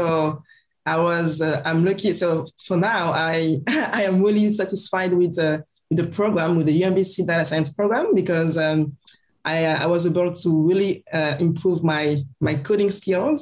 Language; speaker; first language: English; non-native, fluent; French